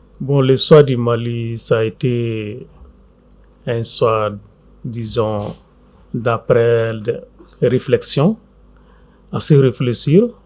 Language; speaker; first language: French; non-native, local second language; Fula